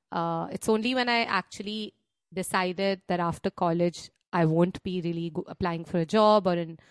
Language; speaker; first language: English; non-native, local second language; Hindi